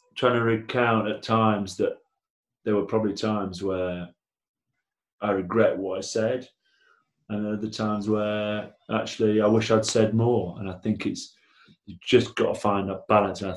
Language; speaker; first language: English; native; English